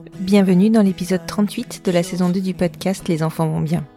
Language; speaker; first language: French; native; French